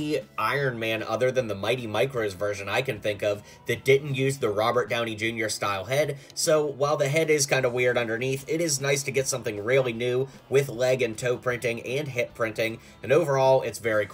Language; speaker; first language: English; native; English